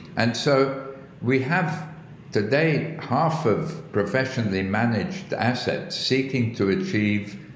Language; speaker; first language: English; early bilingual, other home language; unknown